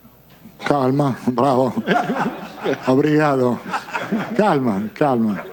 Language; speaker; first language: Portuguese; non-native, fluent; Italian